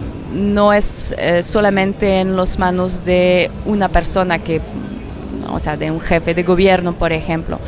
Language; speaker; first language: Spanish; non-native, fluent; French